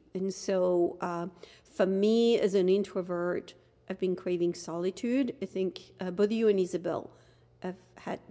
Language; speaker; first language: English; non-native, fluent; French